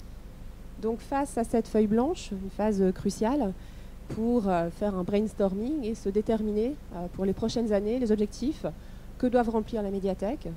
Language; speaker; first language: French; native; French